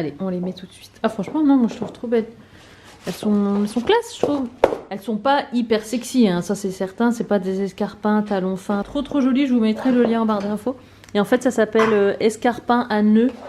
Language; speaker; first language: French; native; French